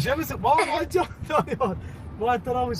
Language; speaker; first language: Arabic; native; Arabic